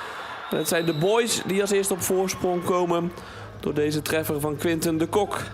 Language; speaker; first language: Dutch; native; Dutch